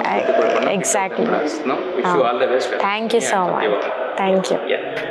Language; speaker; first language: Telugu; non-native, local second language; Bangla